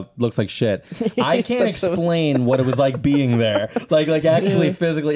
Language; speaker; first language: English; native; English